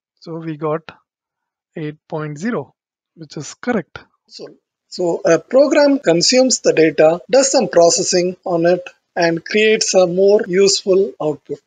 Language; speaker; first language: English; non-native, local second language; Tamil